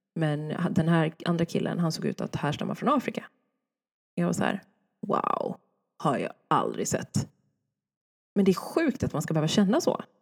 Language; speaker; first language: Swedish; native; Swedish